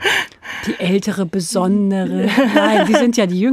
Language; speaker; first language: German; native; German